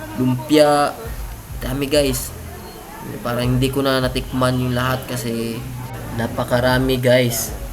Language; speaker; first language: Filipino; non-native, local second language; Cebuano